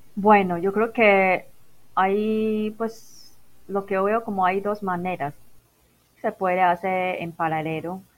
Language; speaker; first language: Spanish; non-native, fluent; Cantonese